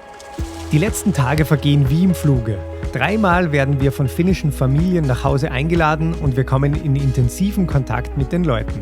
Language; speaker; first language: German; native; German